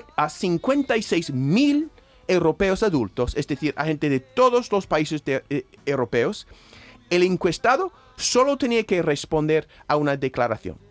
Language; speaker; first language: Spanish; non-native, fluent; English